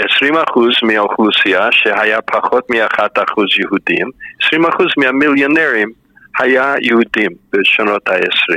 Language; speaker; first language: Hebrew; non-native, fluent; English